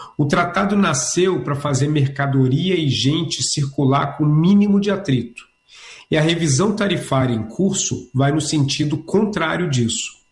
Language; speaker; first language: Portuguese; native; Portuguese